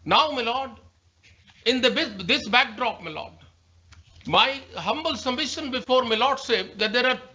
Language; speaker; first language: English; non-native, local second language; Hindi